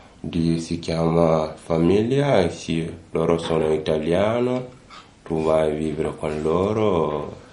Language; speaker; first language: Italian; non-native, learner; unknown